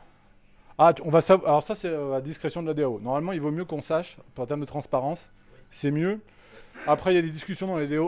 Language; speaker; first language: French; native; French